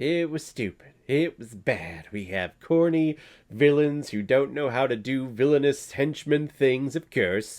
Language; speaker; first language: English; native; English